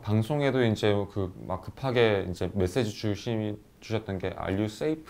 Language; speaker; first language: Korean; native; Korean